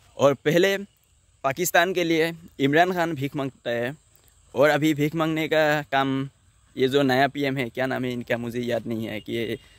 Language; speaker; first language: Hindi; non-native, local second language; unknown